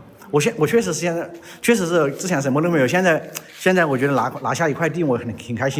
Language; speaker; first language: Chinese; native; Chinese